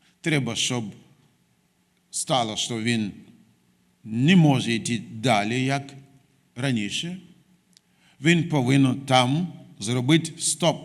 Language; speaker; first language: Ukrainian; non-native, fluent; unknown